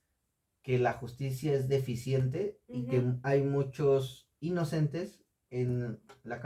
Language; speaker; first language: Spanish; native; Spanish